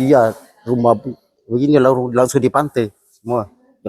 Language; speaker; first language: Indonesian; non-native, local second language; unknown